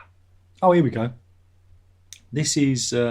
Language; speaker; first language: English; native; English